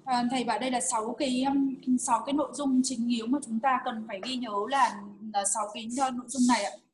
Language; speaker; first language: Vietnamese; native; Vietnamese